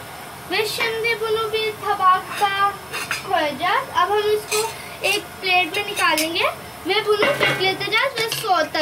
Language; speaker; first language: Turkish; non-native, learner; Urdu